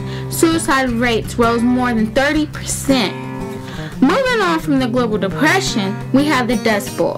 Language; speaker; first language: English; native; English